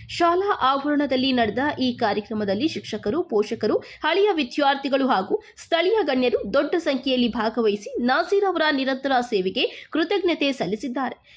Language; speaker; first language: Kannada; native; Kannada